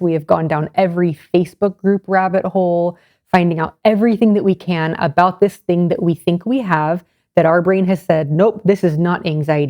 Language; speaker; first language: English; native; English